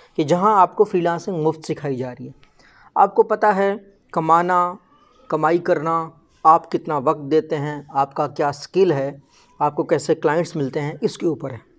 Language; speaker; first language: Urdu; non-native, local second language; Baluchi